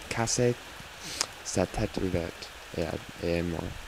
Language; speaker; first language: French; non-native, learner; English